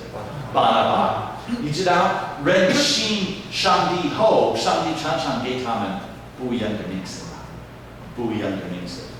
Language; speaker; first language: Chinese; non-native, fluent; English